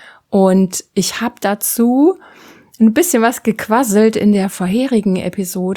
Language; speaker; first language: German; native; German